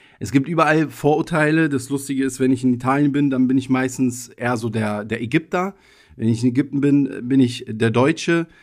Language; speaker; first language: German; early bilingual, other home language; Italian